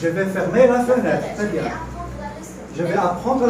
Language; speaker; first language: French; non-native, local second language; Arabic